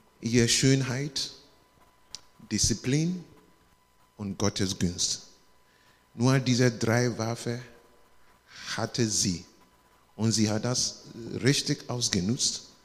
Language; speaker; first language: German; non-native, learner; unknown